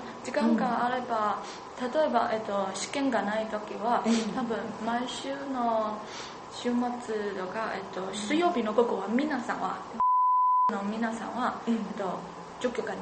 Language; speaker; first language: Japanese; non-native, learner; Chinese